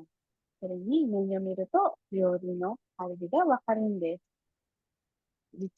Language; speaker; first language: Japanese; non-native, fluent; Filipino